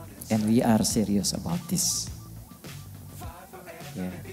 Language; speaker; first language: English; non-native, fluent; Indonesian